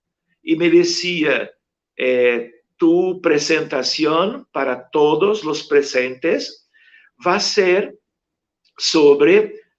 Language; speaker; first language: Spanish; non-native, fluent; Portuguese